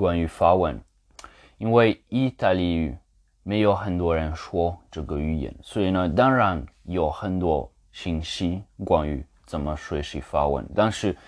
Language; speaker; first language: Chinese; non-native, learner; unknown